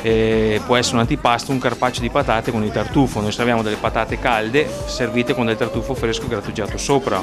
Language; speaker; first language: Italian; native; Italian